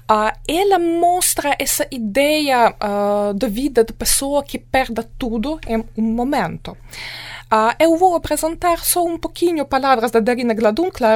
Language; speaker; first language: Portuguese; non-native, fluent; Ukrainian